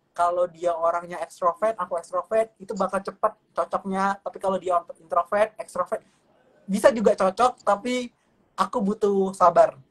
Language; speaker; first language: Indonesian; non-native, local second language; Malay